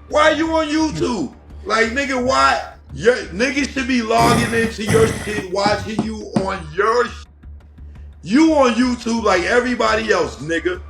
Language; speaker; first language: English; native; English